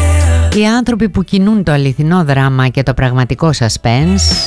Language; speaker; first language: Greek; native; Greek